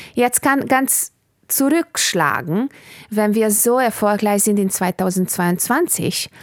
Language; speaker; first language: German; non-native, fluent; Hungarian